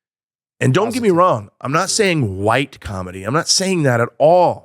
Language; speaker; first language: English; native; English